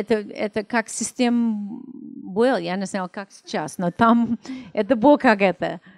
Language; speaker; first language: Russian; non-native, fluent; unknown